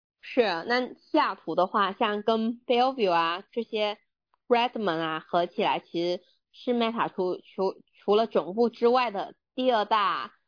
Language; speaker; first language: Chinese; native; Chinese